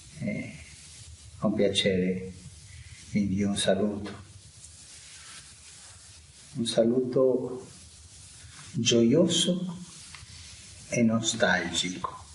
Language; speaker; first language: Italian; non-native, fluent; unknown